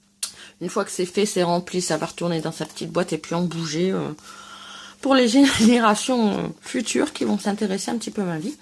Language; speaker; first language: French; native; French